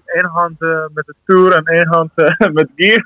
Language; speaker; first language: Dutch; non-native, learner; Persian